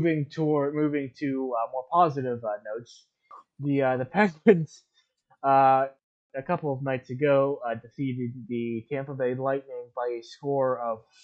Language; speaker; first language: English; native; English